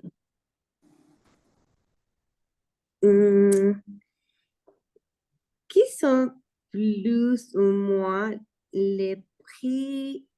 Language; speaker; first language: French; non-native, learner; Spanish